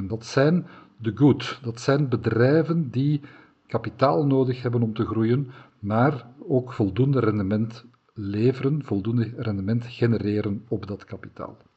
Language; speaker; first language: Dutch; native; Dutch